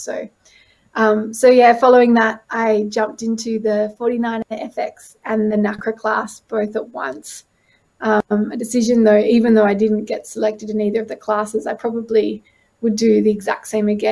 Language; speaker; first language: English; native; English